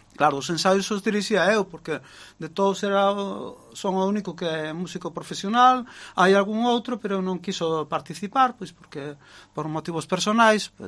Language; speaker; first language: Galician; native; Galician